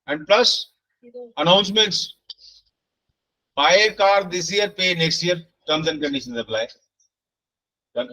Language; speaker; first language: English; non-native, local second language; Hindi